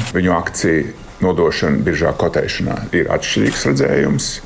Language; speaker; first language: Latvian; native; Latvian